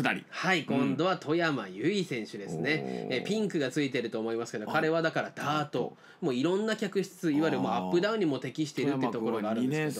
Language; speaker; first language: Japanese; native; Japanese